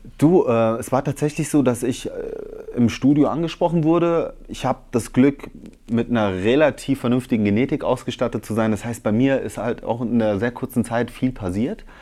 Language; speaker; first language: German; early bilingual, other home language; Italian